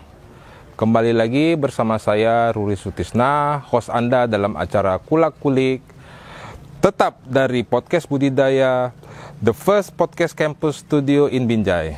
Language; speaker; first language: Indonesian; native; Indonesian